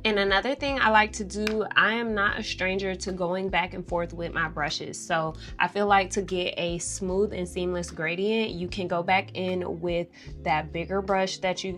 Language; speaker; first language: English; native; English